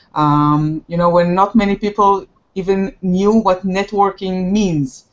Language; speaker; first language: English; non-native, fluent; Hebrew